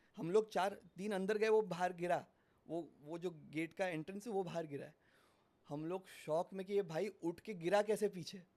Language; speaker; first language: Hindi; non-native, local second language; Marathi